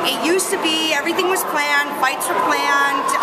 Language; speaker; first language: English; native; English